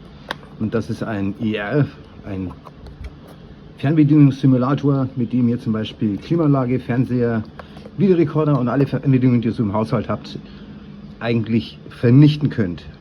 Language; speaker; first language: German; native; German